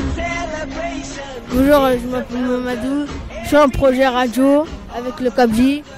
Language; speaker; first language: French; native; French